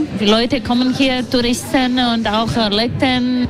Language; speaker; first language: German; non-native, learner; Latvian